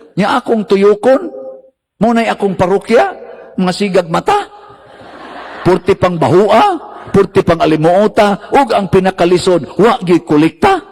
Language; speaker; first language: Cebuano; native; Cebuano